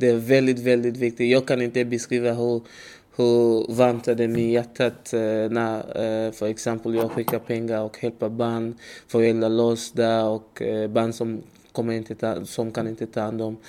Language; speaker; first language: Swedish; non-native, learner; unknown